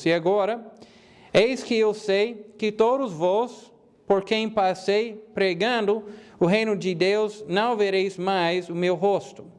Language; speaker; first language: Portuguese; non-native, fluent; English